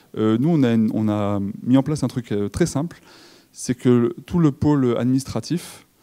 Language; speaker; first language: French; native; French